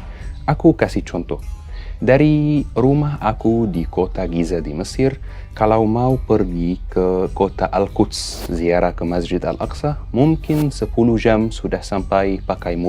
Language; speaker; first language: Indonesian; non-native, fluent; Arabic